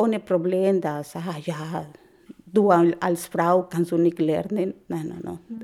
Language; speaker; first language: German; non-native, learner; Spanish